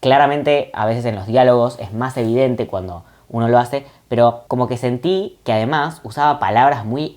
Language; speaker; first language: Spanish; native; Spanish